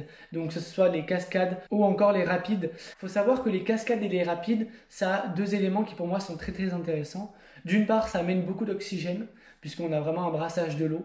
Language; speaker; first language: French; native; French